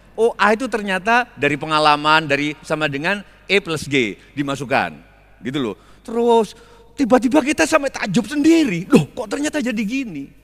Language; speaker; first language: Indonesian; native; Indonesian